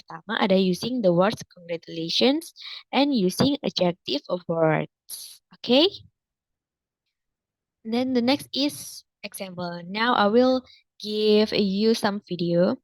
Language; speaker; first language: English; non-native, fluent; Indonesian